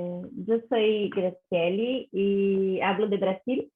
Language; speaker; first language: Spanish; non-native, learner; Portuguese